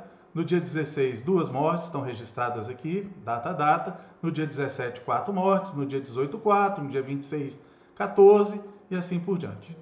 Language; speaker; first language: Portuguese; native; Portuguese